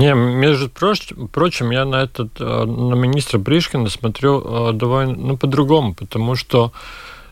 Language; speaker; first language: Russian; non-native, local second language; Latvian